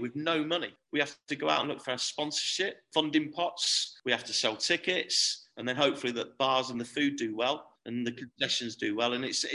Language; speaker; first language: English; native; English